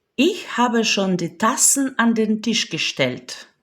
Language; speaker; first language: German; non-native, fluent; Ukrainian